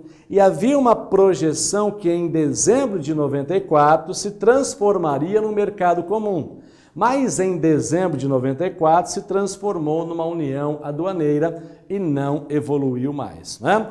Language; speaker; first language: Portuguese; native; Portuguese